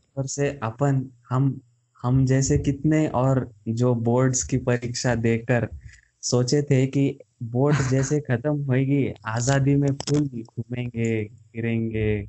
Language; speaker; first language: Hindi; non-native, local second language; Marathi